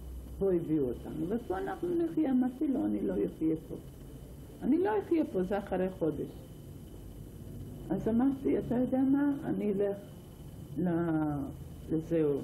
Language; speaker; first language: Hebrew; non-native, fluent; Ladino